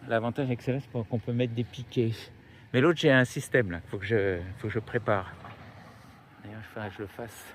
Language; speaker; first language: French; native; French